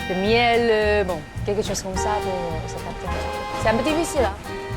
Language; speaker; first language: French; non-native, fluent; Chinese